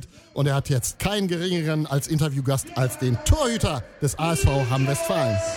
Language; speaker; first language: German; native; German